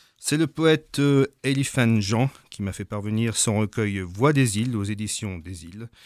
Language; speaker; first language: French; native; French